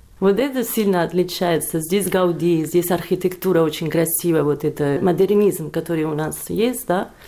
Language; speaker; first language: Russian; non-native, fluent; Catalan